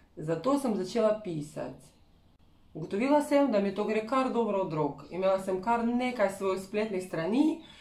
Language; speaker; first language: Slovenian; non-native, fluent; Ukrainian